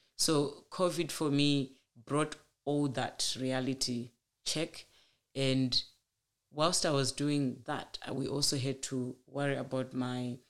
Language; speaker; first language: English; non-native, local second language; Shona